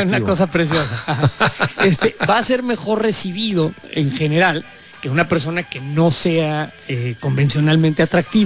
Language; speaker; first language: Spanish; native; Spanish